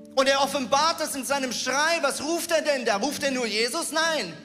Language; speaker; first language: German; native; German